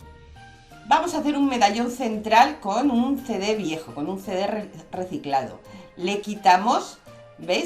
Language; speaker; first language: Spanish; native; Spanish